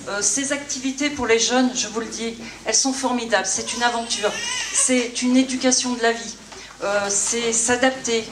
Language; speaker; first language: French; native; French